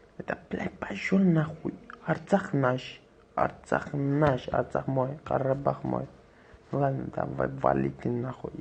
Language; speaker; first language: Russian; non-native, local second language; Azerbaijani